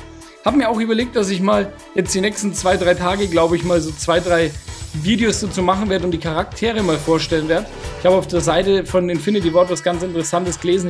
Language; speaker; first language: German; native; German